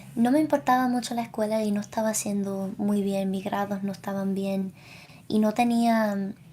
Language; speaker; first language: Spanish; early bilingual, other home language; English